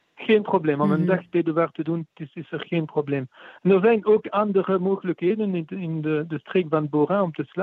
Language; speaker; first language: Dutch; non-native, fluent; French